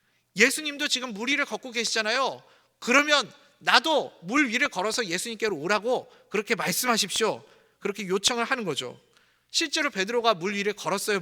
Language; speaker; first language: Korean; native; Korean